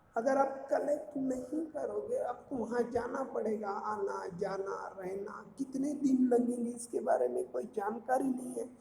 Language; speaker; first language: Hindi; native; Hindi